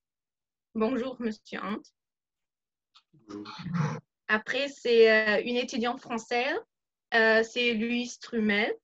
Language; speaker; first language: French; non-native, fluent; German